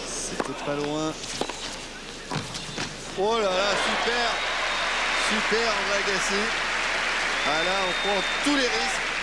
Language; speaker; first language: French; native; French